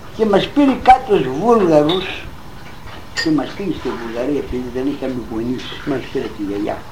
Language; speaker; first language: Greek; native; Greek